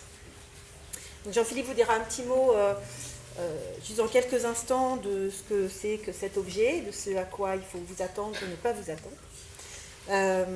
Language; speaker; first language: French; native; French